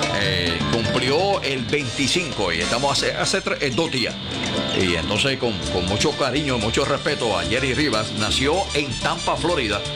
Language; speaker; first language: Spanish; native; Spanish